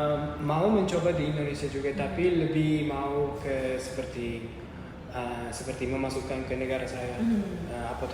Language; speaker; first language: Indonesian; non-native, learner; Uzbek